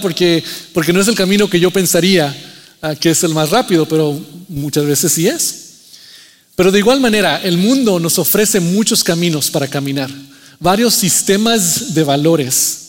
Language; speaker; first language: Spanish; early bilingual, heritage; Spanish